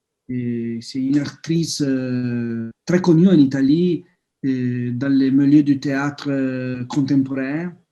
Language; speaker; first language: French; non-native, fluent; Italian